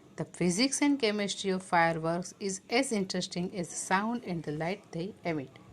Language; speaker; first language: English; non-native, local second language; Gujarati